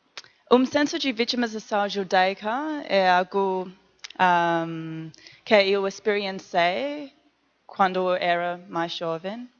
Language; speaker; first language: Portuguese; non-native, learner; English